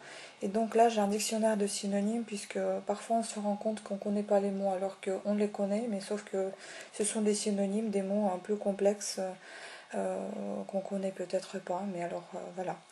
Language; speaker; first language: French; non-native, fluent; Russian